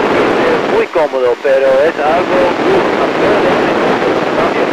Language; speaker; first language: Spanish; early bilingual, heritage; English